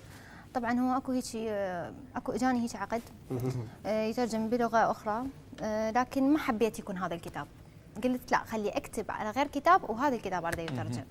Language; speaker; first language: Arabic; native; Arabic